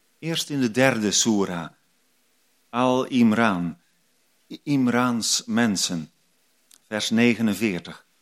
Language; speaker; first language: Dutch; native; Dutch